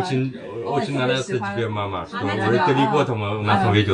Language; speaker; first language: Russian; non-native, learner; Chinese